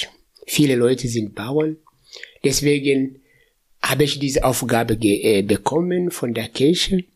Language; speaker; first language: German; non-native, fluent; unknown